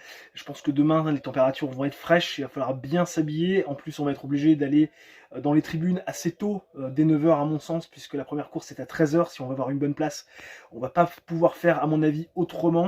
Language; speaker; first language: French; native; French